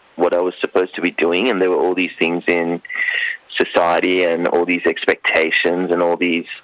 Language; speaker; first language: English; non-native, local second language; Sinhala